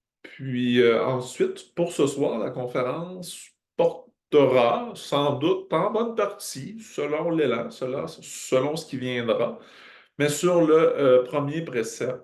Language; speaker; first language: French; native; French